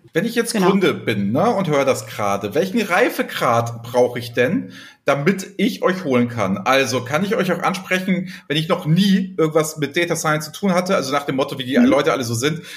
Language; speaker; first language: German; native; German